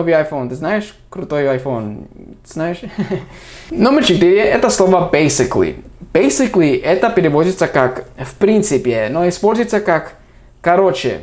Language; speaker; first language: Russian; non-native, fluent; English